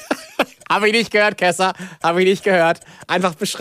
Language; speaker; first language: German; native; German